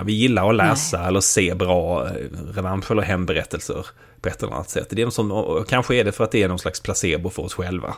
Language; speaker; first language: Swedish; native; Swedish